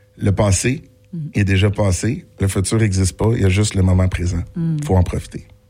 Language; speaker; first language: French; native; French